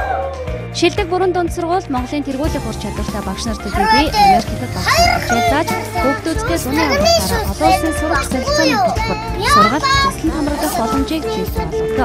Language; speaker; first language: Mongolian; native; Mongolian